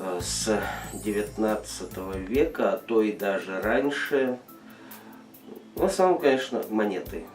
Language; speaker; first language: Russian; native; Russian